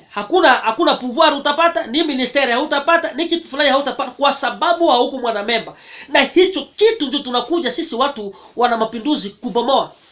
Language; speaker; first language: Swahili; native; Swahili